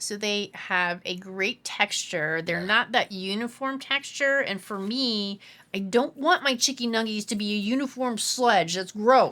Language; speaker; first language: English; native; English